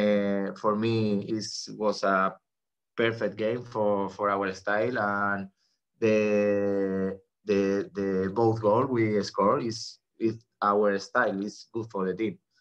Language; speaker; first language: English; non-native, fluent; Spanish